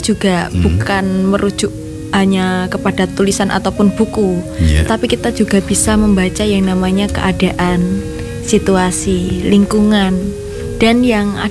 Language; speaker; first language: Indonesian; non-native, local second language; Javanese